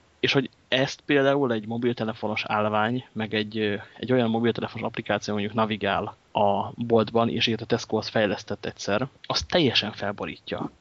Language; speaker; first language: Hungarian; native; Hungarian